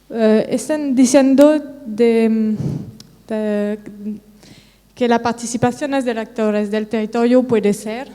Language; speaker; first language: Spanish; non-native, learner; French